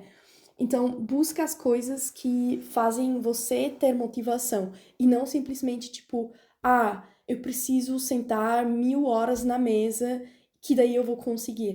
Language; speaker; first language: Portuguese; non-native, fluent; German